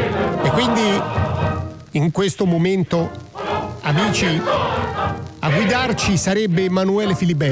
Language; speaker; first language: Italian; native; Italian